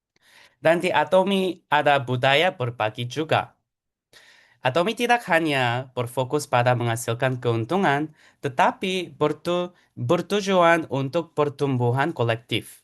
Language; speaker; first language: Indonesian; non-native, fluent; Korean